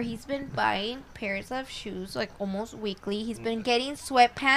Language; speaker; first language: English; early bilingual, other home language; Spanish